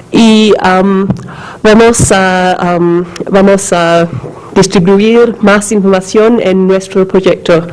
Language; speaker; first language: Spanish; non-native, learner; English